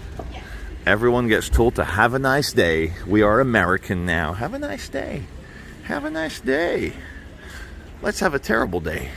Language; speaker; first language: English; native; English